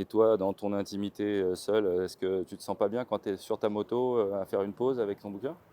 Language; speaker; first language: French; native; French